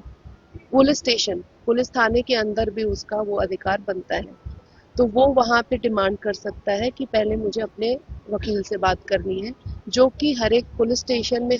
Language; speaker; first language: Hindi; native; Hindi